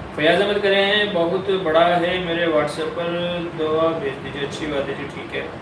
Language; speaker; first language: Urdu; native; Urdu